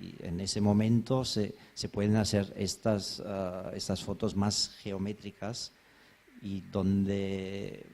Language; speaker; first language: Spanish; non-native, fluent; German